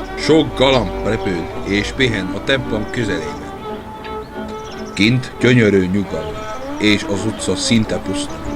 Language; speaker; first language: Hungarian; non-native, learner; Czech